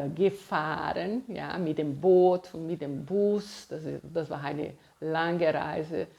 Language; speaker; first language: German; non-native, fluent; Portuguese